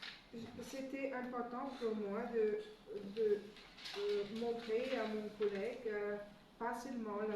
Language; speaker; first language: French; non-native, fluent; German